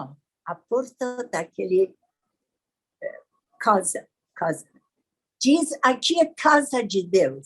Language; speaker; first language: Portuguese; non-native, learner; Persian